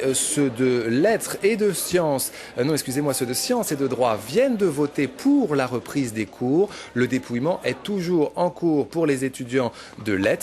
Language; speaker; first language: French; native; French